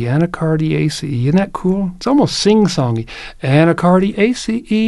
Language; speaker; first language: English; native; English